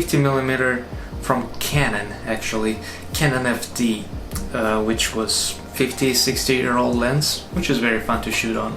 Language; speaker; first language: English; non-native, fluent; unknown